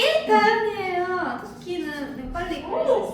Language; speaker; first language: Korean; non-native, learner; Japanese